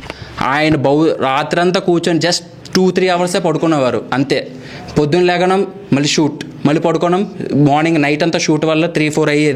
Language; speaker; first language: Telugu; native; Telugu